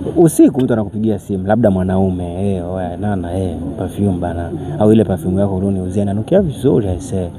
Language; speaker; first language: Swahili; native; Swahili